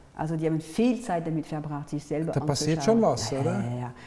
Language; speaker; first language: German; non-native, fluent; French